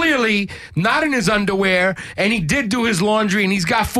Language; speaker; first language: English; native; English